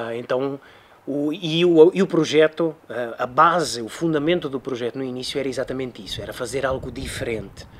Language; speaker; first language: Portuguese; native; Portuguese